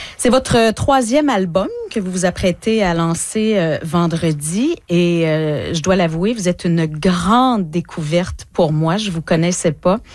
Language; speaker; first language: French; native; French